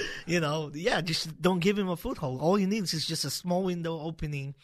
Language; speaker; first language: English; non-native, local second language; Filipino